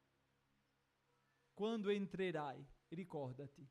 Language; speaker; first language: Italian; non-native, fluent; Portuguese